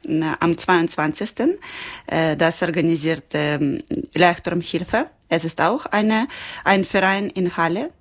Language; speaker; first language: German; non-native, learner; Ukrainian